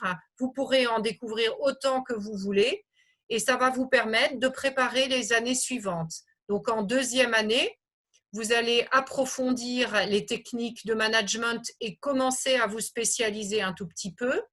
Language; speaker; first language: French; native; French